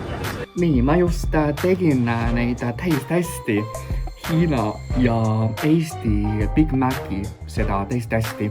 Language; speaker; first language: Estonian; non-native, fluent; Chinese